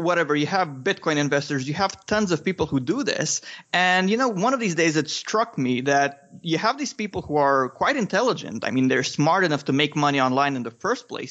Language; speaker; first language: English; non-native, fluent; Romanian